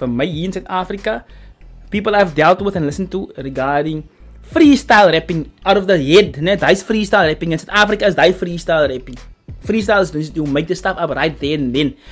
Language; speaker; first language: English; non-native, local second language; Afrikaans